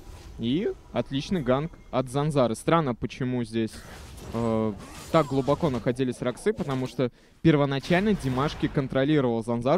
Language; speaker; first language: Russian; native; Russian